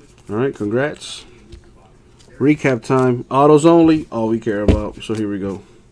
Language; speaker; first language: English; native; English